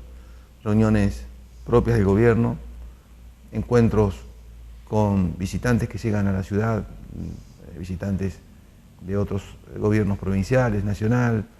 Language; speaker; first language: Spanish; native; Spanish